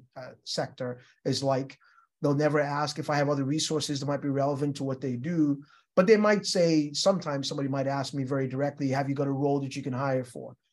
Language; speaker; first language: English; non-native, local second language; Yoruba